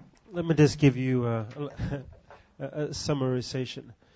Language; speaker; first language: English; non-native, fluent; Swedish